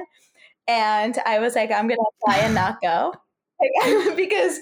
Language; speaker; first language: English; non-native, fluent; Turkish